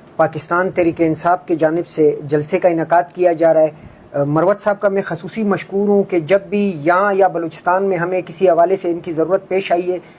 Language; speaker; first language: Urdu; non-native, local second language; Pashto